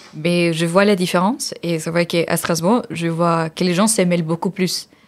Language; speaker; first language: French; non-native, fluent; Spanish